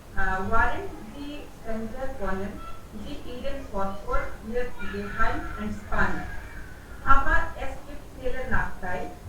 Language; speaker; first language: German; non-native, learner; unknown